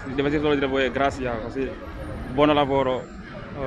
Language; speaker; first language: Italian; non-native, learner; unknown